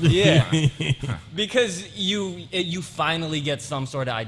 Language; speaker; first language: English; early bilingual, other home language; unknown